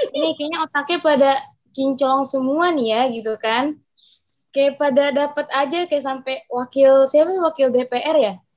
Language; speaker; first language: Indonesian; native; Indonesian